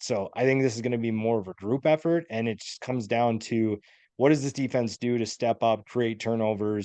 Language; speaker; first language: English; native; English